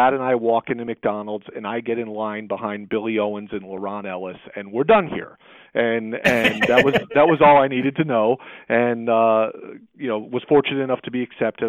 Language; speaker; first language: English; native; English